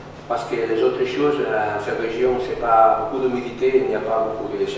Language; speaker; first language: French; non-native, learner; Catalan